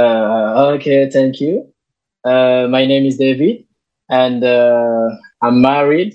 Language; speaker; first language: English; non-native, learner; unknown